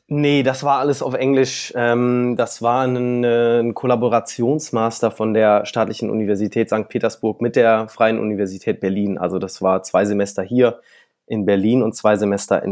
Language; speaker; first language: German; native; German